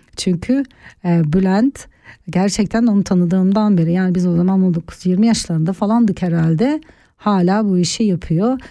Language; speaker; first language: Turkish; native; Turkish